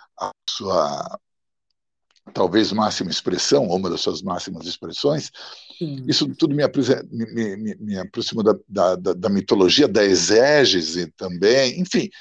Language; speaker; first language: Portuguese; early bilingual, other home language; Italian